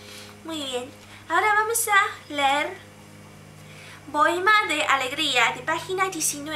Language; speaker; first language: Spanish; non-native, fluent; Chinese